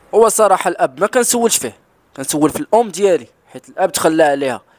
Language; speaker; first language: Arabic; non-native, local second language; Spanish